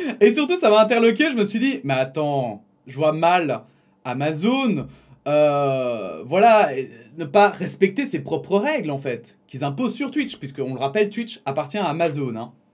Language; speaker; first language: French; native; French